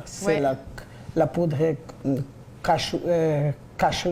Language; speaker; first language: French; non-native, learner; Bangla